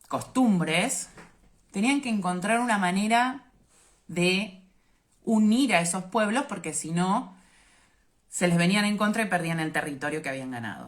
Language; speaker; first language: Spanish; native; Spanish